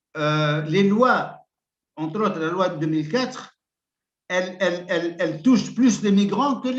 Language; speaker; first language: French; non-native, local second language; Arabic